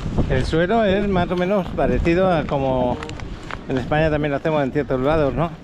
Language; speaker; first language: Spanish; native; Spanish